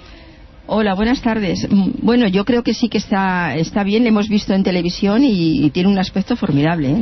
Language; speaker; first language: Spanish; native; Spanish